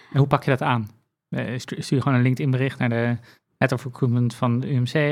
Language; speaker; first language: Dutch; native; Dutch